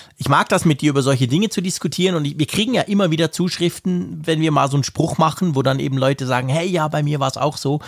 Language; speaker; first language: German; native; German